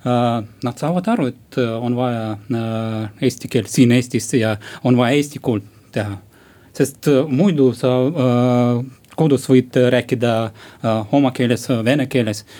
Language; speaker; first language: Estonian; non-native, local second language; Russian